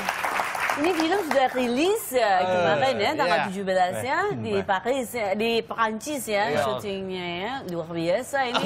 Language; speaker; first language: Indonesian; native; Indonesian